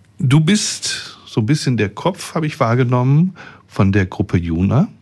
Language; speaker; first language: German; native; German